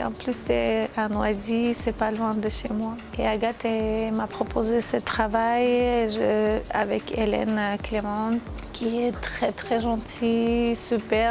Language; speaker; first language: French; non-native, fluent; Armenian